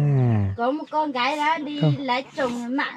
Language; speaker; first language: Vietnamese; non-native, local second language; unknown